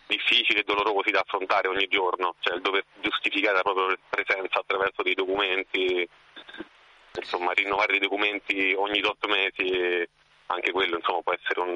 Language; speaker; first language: Italian; native; Italian